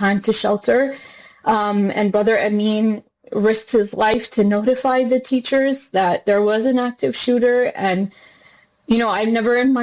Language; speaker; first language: English; native; English